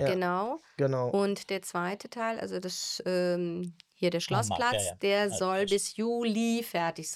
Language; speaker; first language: German; native; German